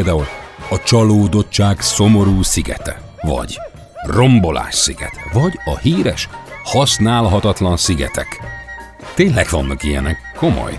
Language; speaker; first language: Hungarian; native; Hungarian